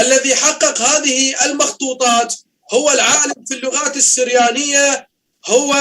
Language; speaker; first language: Arabic; native; Arabic